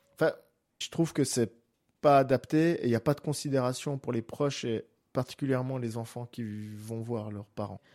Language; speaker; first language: French; native; French